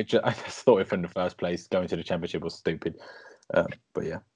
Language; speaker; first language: English; native; English